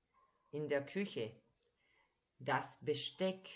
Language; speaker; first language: German; native; German